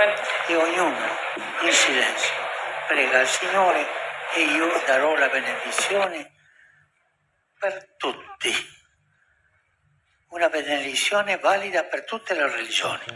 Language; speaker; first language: Italian; non-native, fluent; Spanish